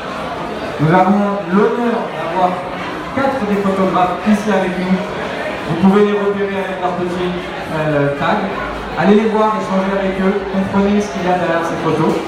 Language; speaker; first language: French; native; French